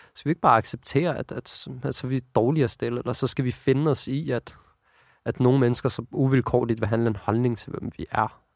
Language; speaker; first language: Danish; early bilingual, other home language; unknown